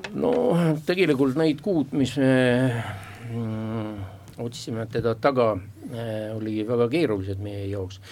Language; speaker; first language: Estonian; non-native, local second language; Russian